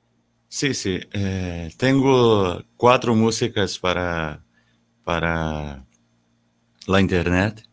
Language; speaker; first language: Spanish; non-native, learner; Portuguese